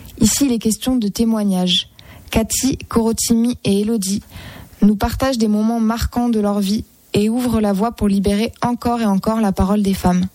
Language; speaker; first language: French; native; French